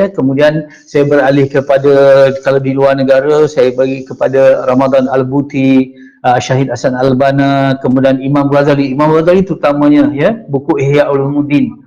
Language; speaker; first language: Malay; native; Malay